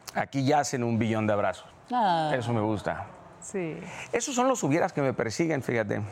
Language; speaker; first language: Spanish; native; Spanish